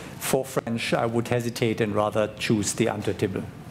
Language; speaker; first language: English; non-native, fluent; German